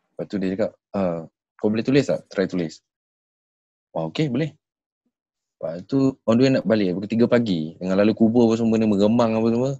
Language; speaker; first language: Malay; native; Malay